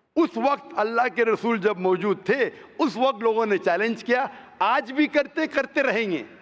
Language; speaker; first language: Hindi; non-native, local second language; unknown